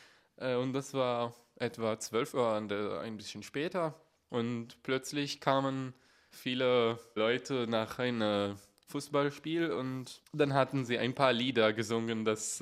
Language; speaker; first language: German; non-native, fluent; Hebrew